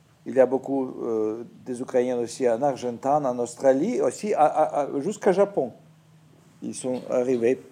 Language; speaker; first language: French; non-native, fluent; Russian